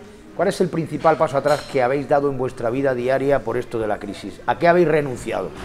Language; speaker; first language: Spanish; native; Spanish